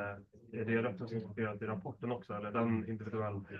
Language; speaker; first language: Swedish; native; Swedish